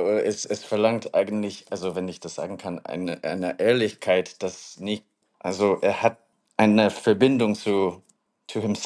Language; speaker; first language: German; non-native, learner; English